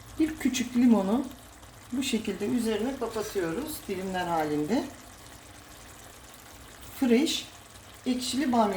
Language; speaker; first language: Turkish; native; Turkish